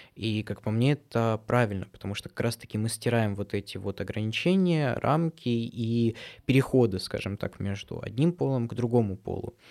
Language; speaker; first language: Russian; native; Russian